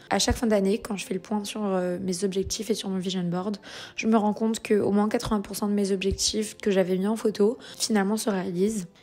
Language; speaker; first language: French; native; French